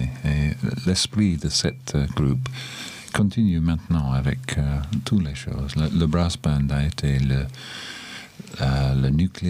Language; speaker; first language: French; non-native, learner; English